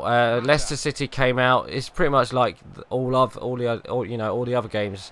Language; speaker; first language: English; native; English